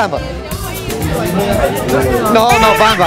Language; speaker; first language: Portuguese; non-native, learner; Spanish